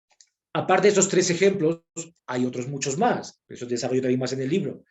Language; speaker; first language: Spanish; native; Spanish